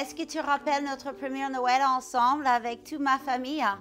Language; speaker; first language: French; non-native, learner; English